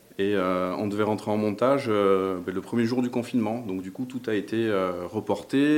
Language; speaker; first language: French; native; French